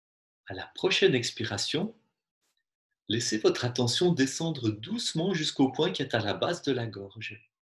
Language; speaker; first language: French; native; French